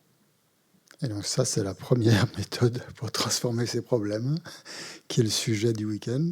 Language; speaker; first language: French; native; French